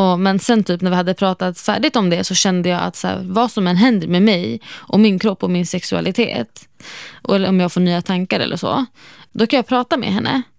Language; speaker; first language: Swedish; non-native, fluent; Arabic